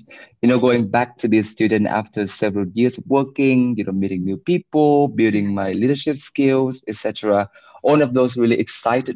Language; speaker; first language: English; non-native, fluent; Vietnamese